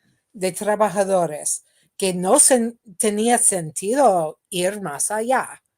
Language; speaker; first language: Spanish; non-native, fluent; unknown